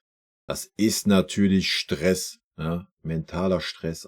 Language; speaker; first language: German; native; German